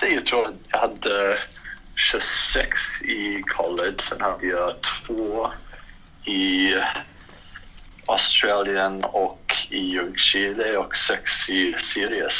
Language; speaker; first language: Swedish; non-native, fluent; English